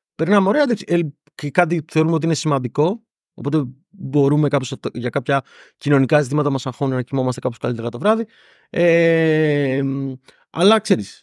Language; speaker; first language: Greek; native; Greek